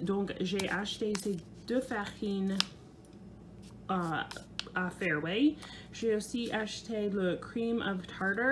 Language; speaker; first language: French; non-native, fluent; English